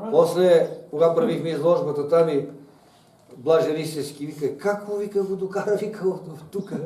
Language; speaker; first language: Bulgarian; native; Bulgarian